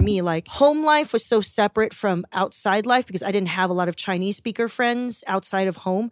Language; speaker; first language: English; early bilingual, other home language; Chinese